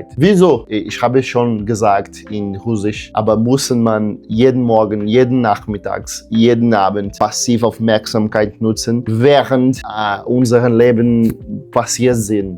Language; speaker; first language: German; non-native, learner; Portuguese